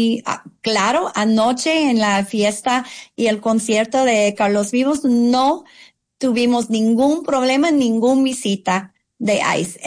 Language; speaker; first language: Spanish; non-native, fluent; English